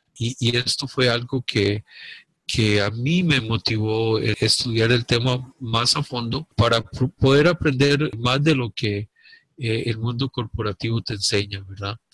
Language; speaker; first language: Spanish; native; Spanish